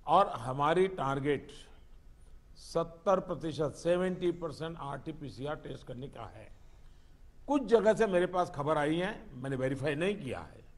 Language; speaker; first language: Hindi; non-native, local second language; Gujarati